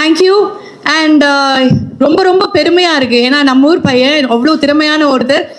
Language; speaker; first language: Tamil; native; Tamil